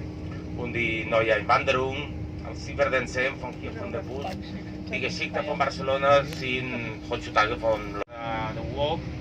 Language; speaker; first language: German; non-native, learner; Catalan